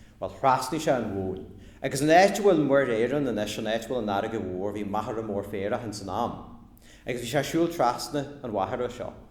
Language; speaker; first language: Irish; native; Irish